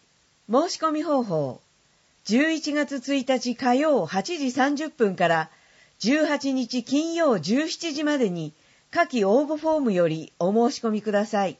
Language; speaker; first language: Japanese; native; Japanese